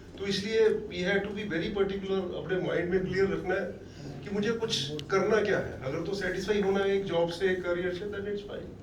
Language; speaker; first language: Hindi; native; Hindi